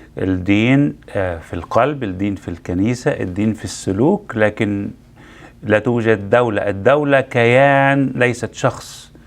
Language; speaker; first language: Arabic; native; Arabic